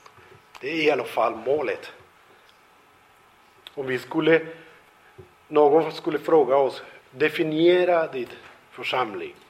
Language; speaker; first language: Swedish; non-native, fluent; Spanish